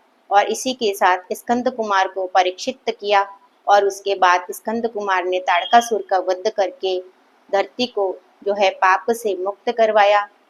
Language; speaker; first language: Hindi; native; Hindi